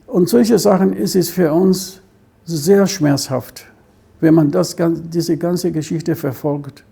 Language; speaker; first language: German; non-native, fluent; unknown